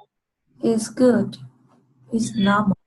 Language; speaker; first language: English; non-native, learner; Vietnamese